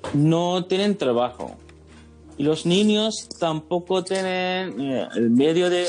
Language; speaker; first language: Spanish; non-native, fluent; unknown